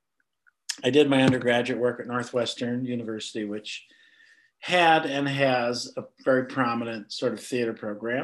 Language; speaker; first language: English; native; English